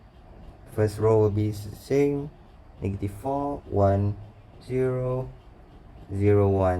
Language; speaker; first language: English; non-native, local second language; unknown